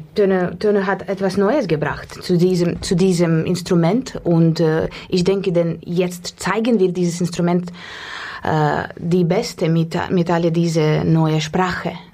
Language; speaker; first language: German; non-native, fluent; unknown